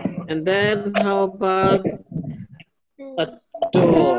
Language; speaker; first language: English; non-native, fluent; Indonesian